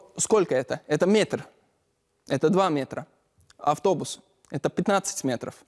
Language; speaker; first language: Russian; non-native, learner; Latvian